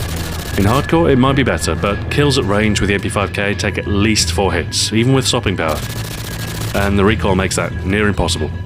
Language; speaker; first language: English; native; English